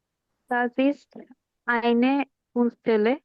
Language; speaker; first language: German; non-native, learner; Bangla